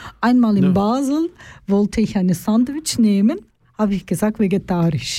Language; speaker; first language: German; non-native, learner; Turkish